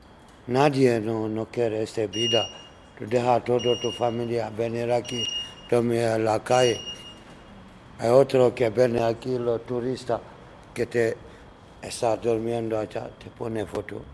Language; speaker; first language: Spanish; non-native, learner; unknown